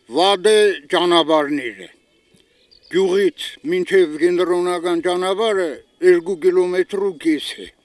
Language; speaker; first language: Armenian; native; Armenian